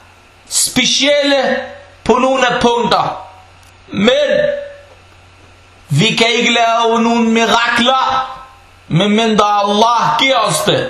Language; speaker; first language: Danish; non-native, fluent; Arabic